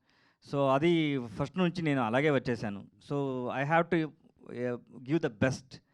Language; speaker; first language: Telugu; non-native, learner; Kannada